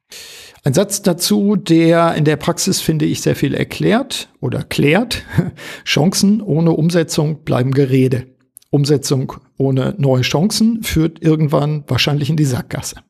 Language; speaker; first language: German; native; German